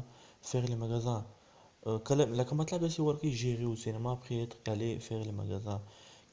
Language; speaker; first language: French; non-native, learner; Pashto